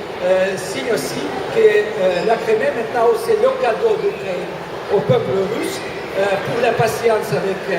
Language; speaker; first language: French; non-native, fluent; Russian